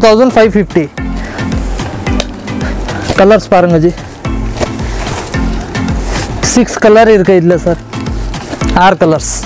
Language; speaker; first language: Tamil; native; Tamil